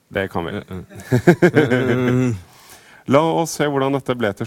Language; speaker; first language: Norwegian; native; Norwegian